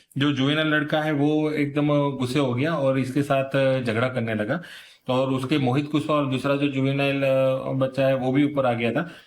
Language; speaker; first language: Hindi; non-native, local second language; Gujarati